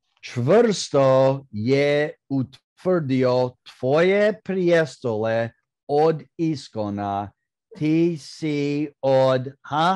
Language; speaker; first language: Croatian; early bilingual, heritage; Croatian